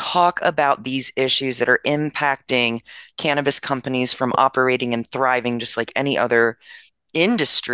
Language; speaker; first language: English; native; English